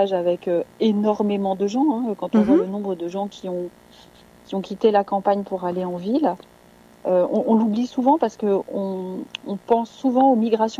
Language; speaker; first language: French; native; French